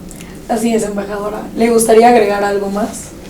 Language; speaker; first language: Spanish; native; Spanish